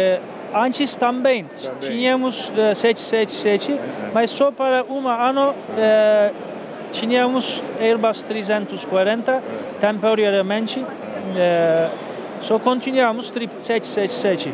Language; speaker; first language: Portuguese; non-native, learner; Turkish